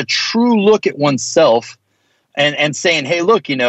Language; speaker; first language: English; native; English